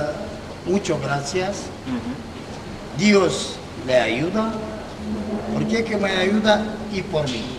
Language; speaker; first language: Spanish; non-native, learner; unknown